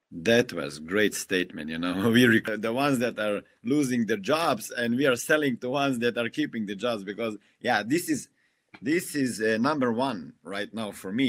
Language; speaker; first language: English; non-native, fluent; Slovenian